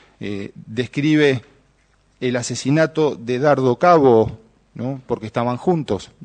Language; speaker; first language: Spanish; native; Spanish